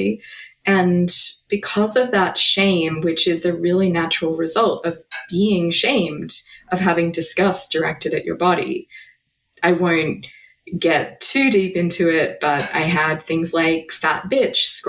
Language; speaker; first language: English; native; English